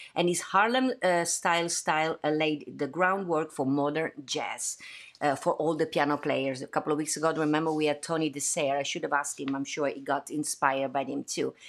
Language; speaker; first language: English; non-native, fluent; Italian